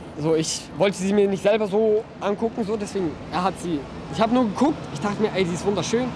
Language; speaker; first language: German; early bilingual, other home language; Russian